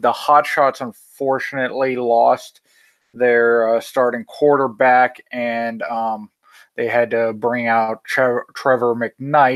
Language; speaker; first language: English; native; English